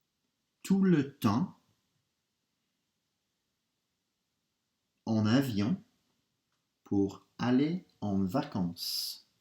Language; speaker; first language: French; non-native, fluent; English